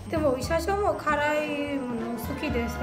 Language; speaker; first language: Japanese; non-native, learner; Burmese